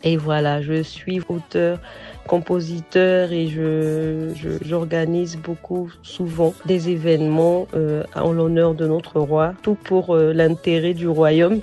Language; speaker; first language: French; non-native, local second language; Sango